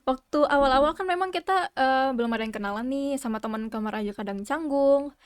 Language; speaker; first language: Indonesian; native; Indonesian